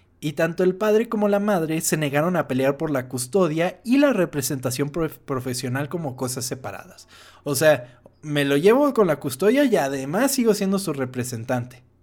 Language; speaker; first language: Spanish; non-native, fluent; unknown